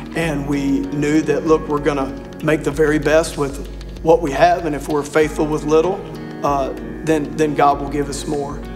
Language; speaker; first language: English; native; English